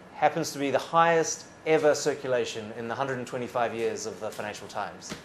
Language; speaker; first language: English; native; English